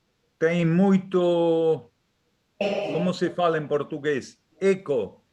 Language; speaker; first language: Portuguese; non-native, fluent; Spanish